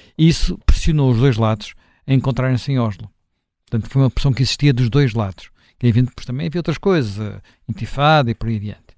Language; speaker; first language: Portuguese; native; Portuguese